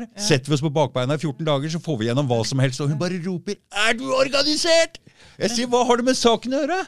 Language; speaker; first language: Norwegian; native; Norwegian